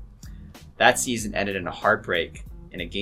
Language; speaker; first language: English; native; English